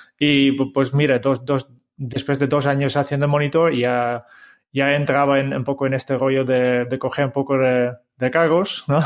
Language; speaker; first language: Spanish; non-native, fluent; Dutch